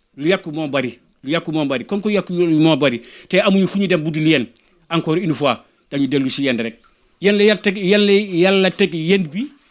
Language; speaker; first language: Wolof; non-native, local second language; Fula